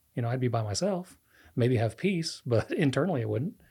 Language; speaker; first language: English; non-native, fluent; Spanish